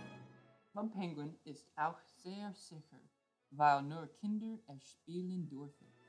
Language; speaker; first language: German; non-native, learner; English